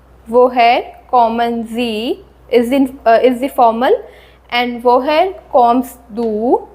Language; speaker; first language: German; non-native, fluent; Hindi